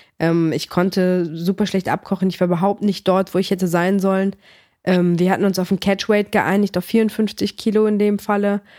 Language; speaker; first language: German; early bilingual, other home language; Greek